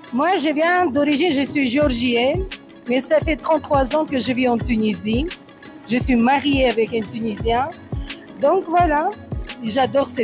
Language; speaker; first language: French; non-native, fluent; Georgian